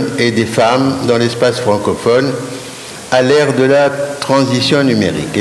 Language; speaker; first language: French; non-native, local second language; Arabic